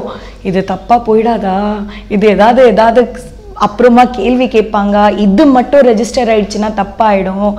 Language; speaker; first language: Tamil; non-native, fluent; Odia